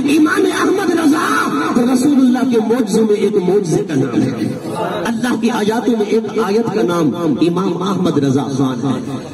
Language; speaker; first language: Urdu; native; Urdu